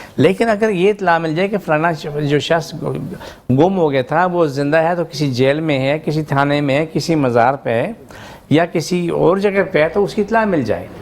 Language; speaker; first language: Urdu; non-native, local second language; Pashto